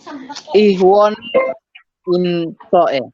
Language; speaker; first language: German; non-native, learner; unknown